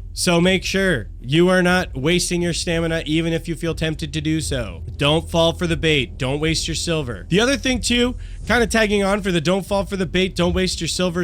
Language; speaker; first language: English; native; English